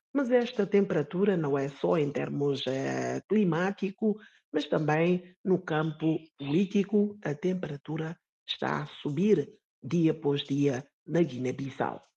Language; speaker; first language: Portuguese; non-native, local second language; Upper Guinea Crioulo